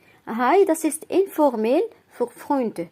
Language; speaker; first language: German; non-native, fluent; Arabic